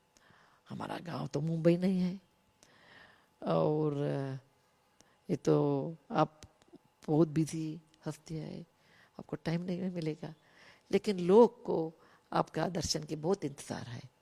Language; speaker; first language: Hindi; non-native, local second language; Kannada